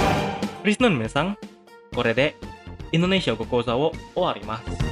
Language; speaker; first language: Japanese; non-native, fluent; Indonesian